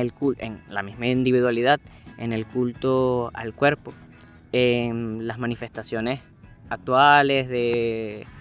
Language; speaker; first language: Spanish; native; Spanish